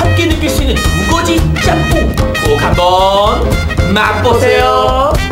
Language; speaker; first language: Korean; native; Korean